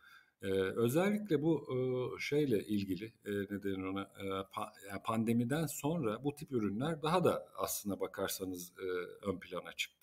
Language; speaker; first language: Turkish; native; Turkish